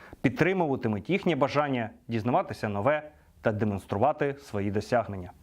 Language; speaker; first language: Ukrainian; native; Ukrainian